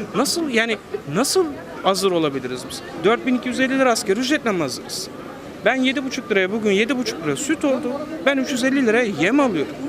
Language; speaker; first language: Turkish; non-native, local second language; Kurdish